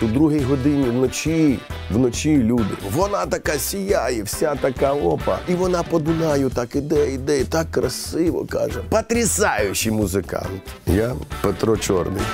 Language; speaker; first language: Ukrainian; non-native, local second language; Romany